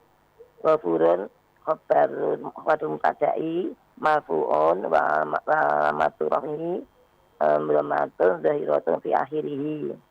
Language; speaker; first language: Arabic; non-native, learner; Indonesian